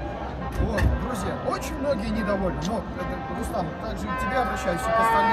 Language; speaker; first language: Russian; native; Russian